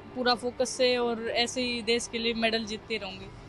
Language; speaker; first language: Hindi; native; Hindi